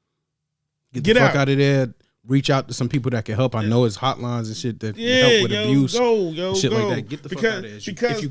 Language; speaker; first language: English; native; English